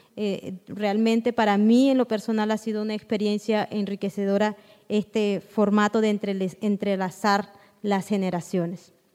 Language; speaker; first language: Spanish; non-native, local second language; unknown